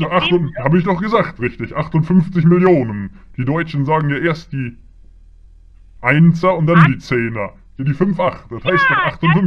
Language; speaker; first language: German; native; German